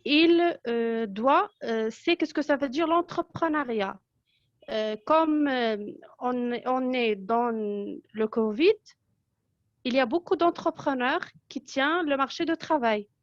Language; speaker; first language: French; non-native, local second language; Arabic